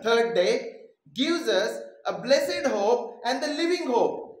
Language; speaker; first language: English; non-native, local second language; Marathi